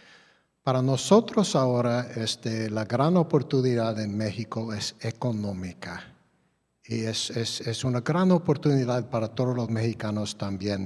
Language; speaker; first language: Spanish; non-native, fluent; English